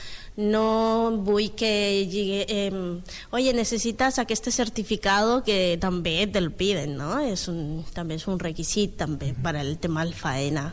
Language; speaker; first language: Catalan; non-native, learner; Spanish